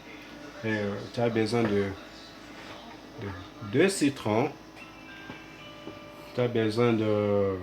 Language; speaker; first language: French; non-native, fluent; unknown